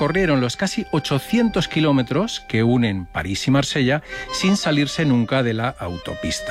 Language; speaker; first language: Spanish; native; Spanish